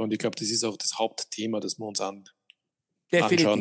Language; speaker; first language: German; native; German